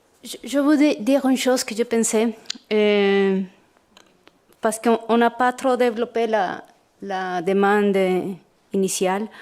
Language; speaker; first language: French; non-native, fluent; Spanish